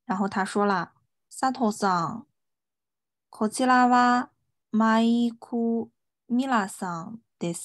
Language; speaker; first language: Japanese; non-native, fluent; Chinese